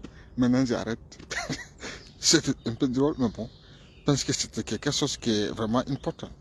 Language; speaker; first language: French; non-native, fluent; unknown